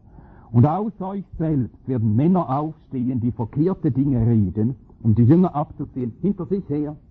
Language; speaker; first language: German; native; German